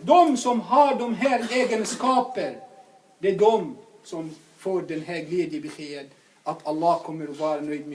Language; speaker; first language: Swedish; non-native, fluent; Arabic